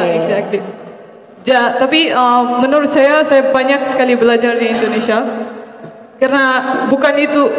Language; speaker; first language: Indonesian; non-native, fluent; Maranao